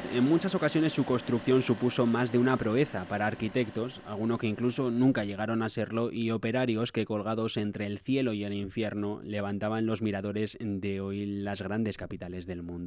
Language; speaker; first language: Spanish; native; Spanish